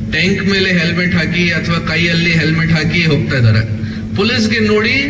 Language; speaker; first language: Kannada; non-native, local second language; Hindi